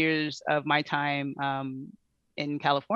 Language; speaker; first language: English; native; English